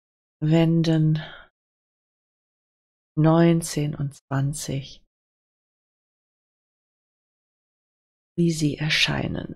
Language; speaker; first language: German; native; German